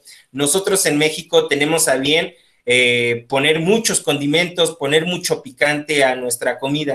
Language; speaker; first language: Spanish; native; Spanish